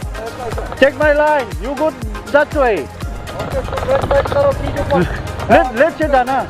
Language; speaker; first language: English; non-native, fluent; Filipino